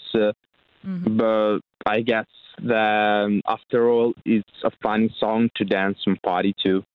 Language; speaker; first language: English; non-native, fluent; Italian